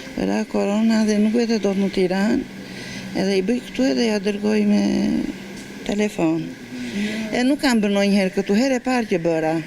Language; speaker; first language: Albanian; native; Albanian